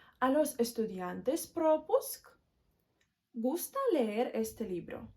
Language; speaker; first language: Spanish; non-native, learner; Ukrainian